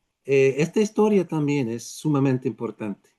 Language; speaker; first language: Spanish; non-native, fluent; Dutch